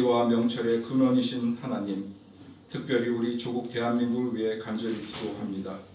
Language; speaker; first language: Korean; native; Korean